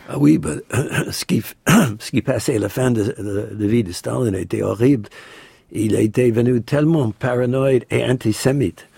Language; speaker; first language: French; non-native, fluent; English